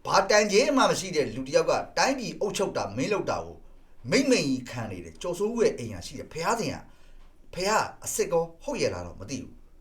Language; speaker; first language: Burmese; native; Burmese